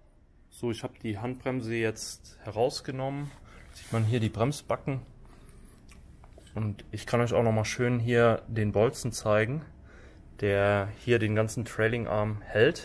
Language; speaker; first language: German; native; German